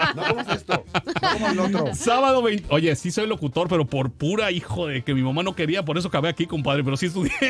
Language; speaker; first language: Spanish; native; Spanish